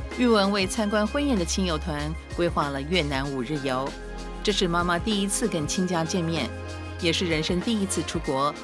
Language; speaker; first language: Chinese; native; Chinese